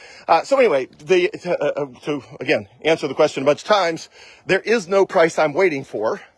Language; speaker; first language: English; native; English